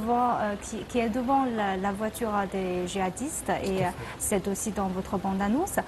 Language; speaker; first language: French; non-native, fluent; Chinese